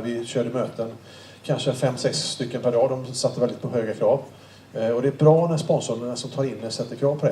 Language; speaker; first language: Swedish; native; Swedish